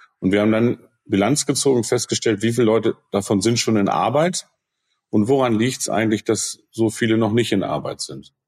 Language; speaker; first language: German; native; German